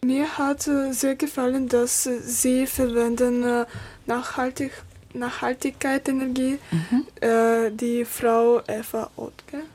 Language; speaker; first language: German; non-native, learner; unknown